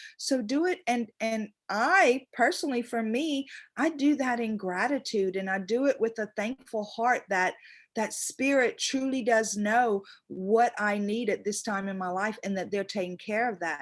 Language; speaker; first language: English; native; English